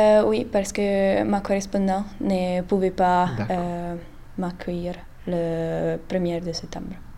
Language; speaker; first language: French; non-native, learner; Italian